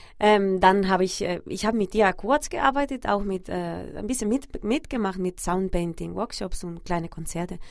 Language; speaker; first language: German; non-native, fluent; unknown